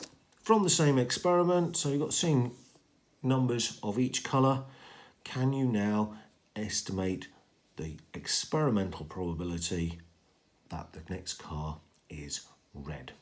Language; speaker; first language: English; native; English